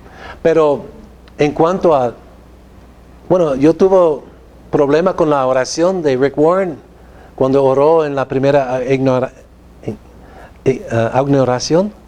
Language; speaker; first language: Spanish; non-native, fluent; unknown